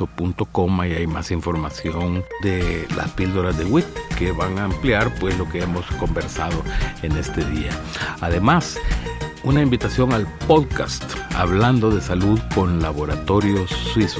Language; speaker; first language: Spanish; native; Spanish